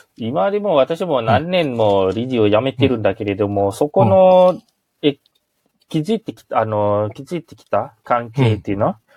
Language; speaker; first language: Japanese; non-native, fluent; Malay